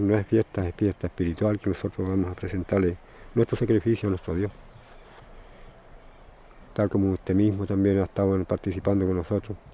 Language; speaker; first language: Spanish; non-native, local second language; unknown